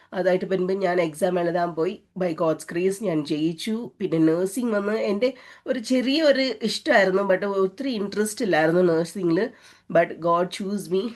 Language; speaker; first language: Malayalam; early bilingual, heritage; Malayalam